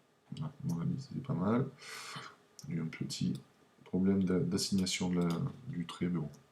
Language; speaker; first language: French; native; French